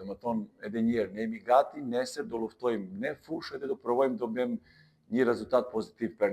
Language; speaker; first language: Albanian; non-native, learner; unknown